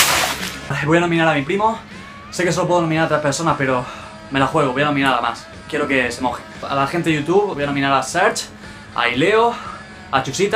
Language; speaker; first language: Spanish; native; Spanish